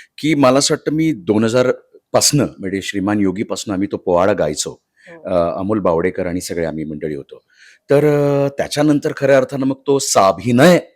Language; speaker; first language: Marathi; native; Marathi